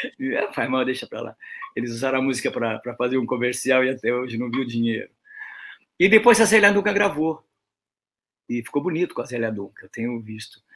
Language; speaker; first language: Portuguese; native; Portuguese